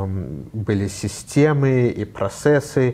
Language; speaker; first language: Russian; early bilingual, heritage; Russian